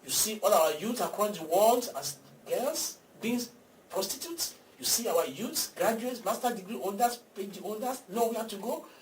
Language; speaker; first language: English; non-native, local second language; Yoruba